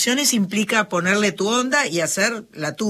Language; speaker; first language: Spanish; native; Spanish